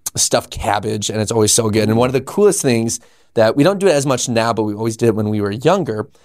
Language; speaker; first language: English; early bilingual, other home language; Polish